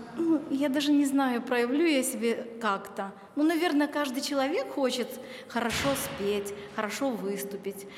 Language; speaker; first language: Russian; native; Russian